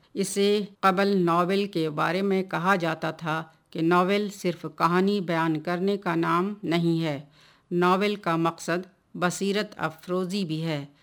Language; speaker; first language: Urdu; native; Urdu